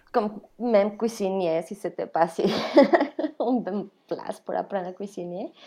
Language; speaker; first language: French; non-native, fluent; Spanish